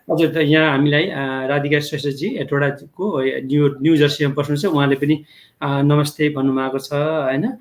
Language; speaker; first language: Nepali; native; Nepali